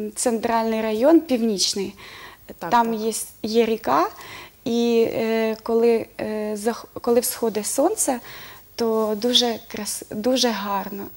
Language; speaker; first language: Ukrainian; native; Ukrainian